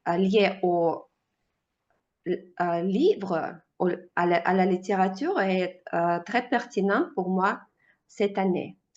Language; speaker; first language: French; non-native, fluent; Russian